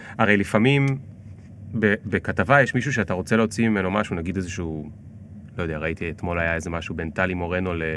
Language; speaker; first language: Hebrew; native; Hebrew